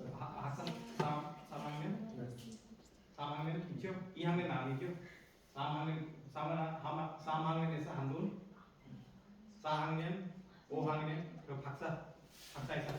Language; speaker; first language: Korean; non-native, fluent; Hindi